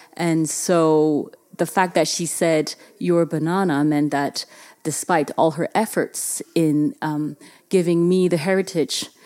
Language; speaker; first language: English; early bilingual, other home language; Chinese